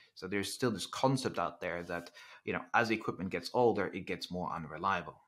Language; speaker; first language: English; non-native, fluent; Dutch